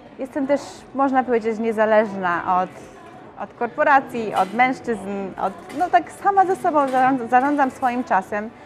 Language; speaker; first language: Polish; early bilingual, other home language; Mongolian